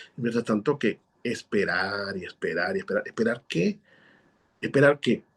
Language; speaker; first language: Spanish; native; Spanish